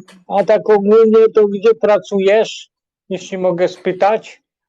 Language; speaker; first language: Polish; native; Polish